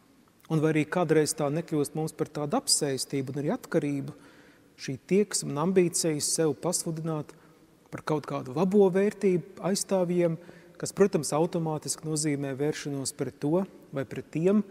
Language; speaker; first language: Latvian; native; Latvian